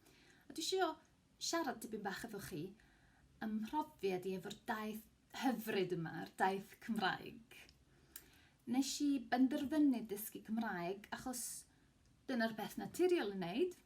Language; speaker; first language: Welsh; non-native, fluent; Greek